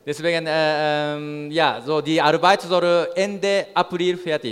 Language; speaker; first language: German; non-native, learner; Japanese